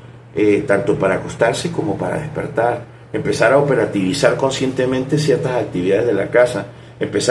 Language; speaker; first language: Spanish; native; Spanish